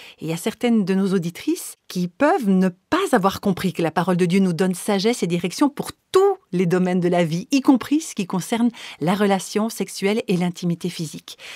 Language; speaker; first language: French; native; French